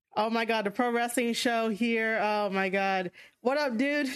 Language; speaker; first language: English; native; English